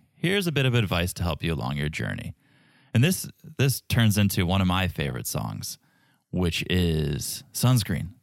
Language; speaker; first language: English; native; English